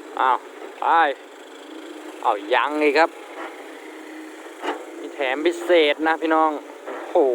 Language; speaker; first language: Thai; native; Thai